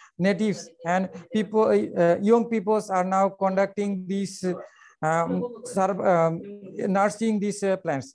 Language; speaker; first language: English; non-native, local second language; Bangla